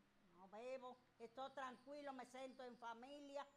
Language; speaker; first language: Italian; non-native, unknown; Spanish